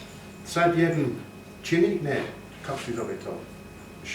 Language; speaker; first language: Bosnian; non-native, learner; English